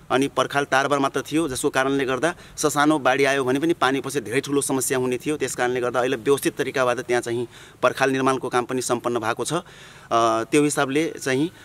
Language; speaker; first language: Nepali; non-native, local second language; Dangaura Tharu